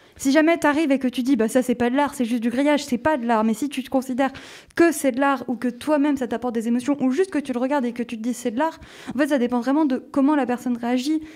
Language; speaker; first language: French; native; French